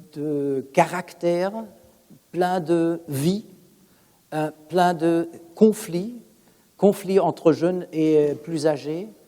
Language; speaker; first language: French; non-native, fluent; German